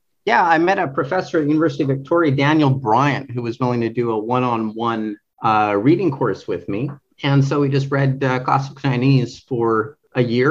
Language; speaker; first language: English; native; English